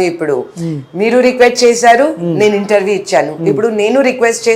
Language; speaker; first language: Telugu; non-native, learner; Hindi